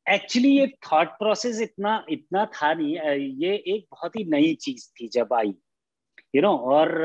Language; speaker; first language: Hindi; native; Hindi